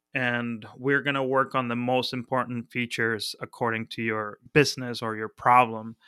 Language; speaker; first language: English; non-native, fluent; Spanish